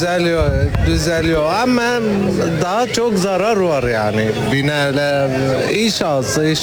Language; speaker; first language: Turkish; non-native, learner; Arabic